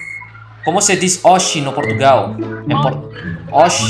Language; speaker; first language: Portuguese; non-native, learner; Indonesian